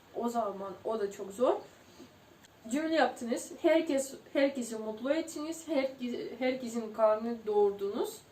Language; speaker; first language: Turkish; non-native, fluent; Ukrainian